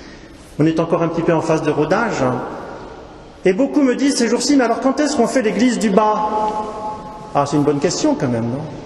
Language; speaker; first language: French; native; French